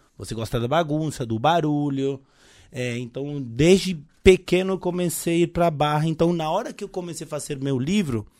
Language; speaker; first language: Portuguese; non-native, fluent; Spanish